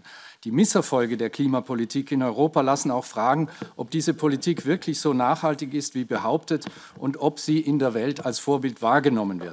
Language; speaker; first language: German; native; German